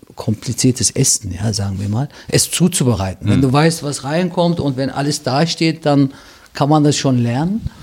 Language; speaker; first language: German; early bilingual, other home language; Turkish